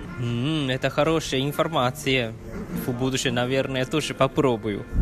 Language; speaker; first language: Russian; non-native, fluent; Chinese